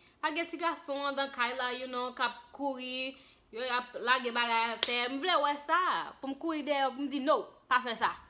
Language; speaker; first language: Haitian Creole; early bilingual, heritage; Haitian Creole